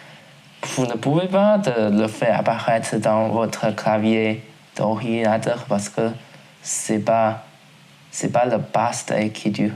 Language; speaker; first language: French; non-native, learner; Chinese